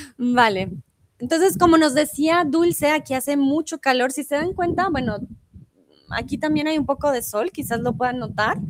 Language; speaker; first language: Spanish; native; Spanish